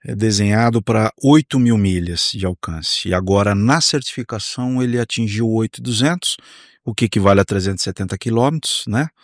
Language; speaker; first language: Portuguese; native; Portuguese